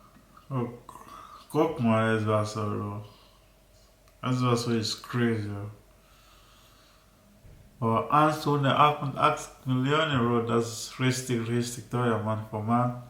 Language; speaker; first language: German; non-native, learner; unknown